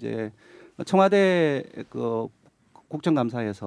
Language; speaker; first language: Korean; native; Korean